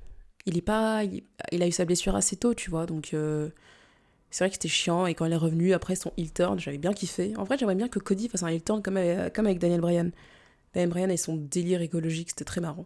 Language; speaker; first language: French; native; French